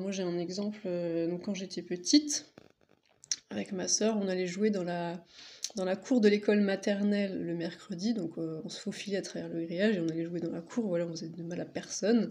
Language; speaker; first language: French; native; French